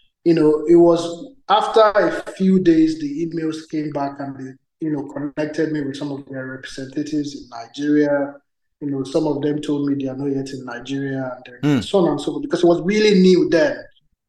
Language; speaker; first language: English; non-native, local second language; Yoruba